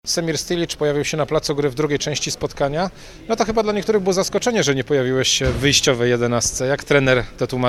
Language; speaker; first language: Polish; native; Polish